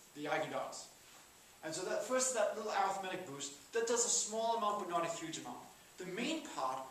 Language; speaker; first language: English; native; English